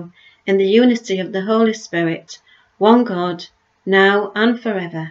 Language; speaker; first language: English; native; English